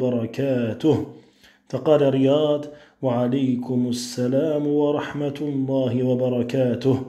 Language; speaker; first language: Arabic; non-native, fluent; French